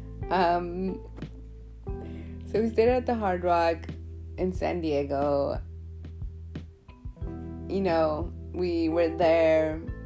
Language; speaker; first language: English; early bilingual, other home language; Spanish